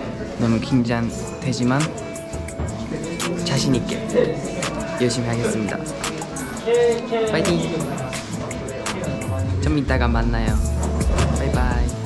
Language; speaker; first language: Korean; non-native, learner; Japanese